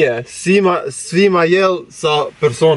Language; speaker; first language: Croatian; non-native, learner; Albanian